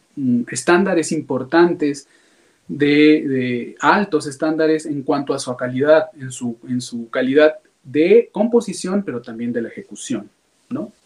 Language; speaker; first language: Spanish; native; Spanish